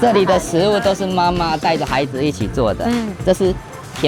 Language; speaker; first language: Chinese; native; Chinese